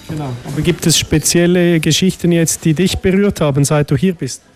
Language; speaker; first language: German; native; German